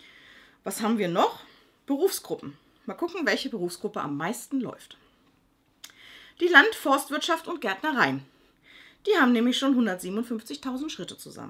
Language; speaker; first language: German; native; German